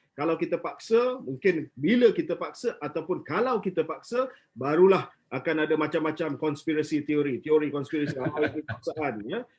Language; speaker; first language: Malay; native; Malay